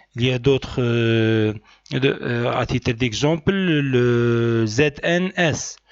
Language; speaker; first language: French; non-native, local second language; Arabic